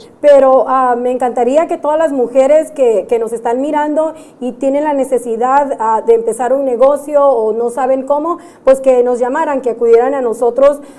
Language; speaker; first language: Spanish; native; Spanish